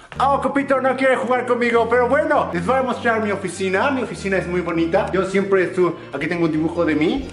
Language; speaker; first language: Spanish; non-native, learner; English